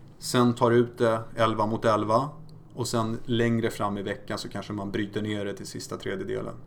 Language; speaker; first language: Swedish; early bilingual, other home language; Polish